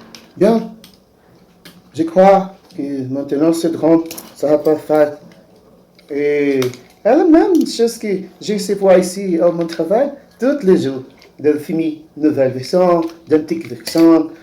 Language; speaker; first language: French; non-native, learner; Portuguese